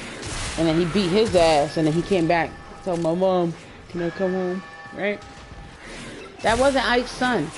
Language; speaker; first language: English; native; English